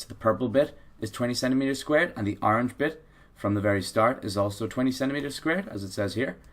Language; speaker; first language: English; native; English